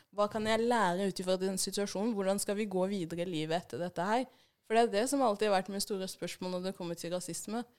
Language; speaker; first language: Norwegian; early bilingual, other home language; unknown